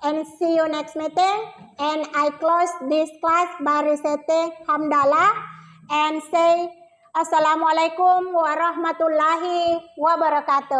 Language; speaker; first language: English; non-native, learner; Indonesian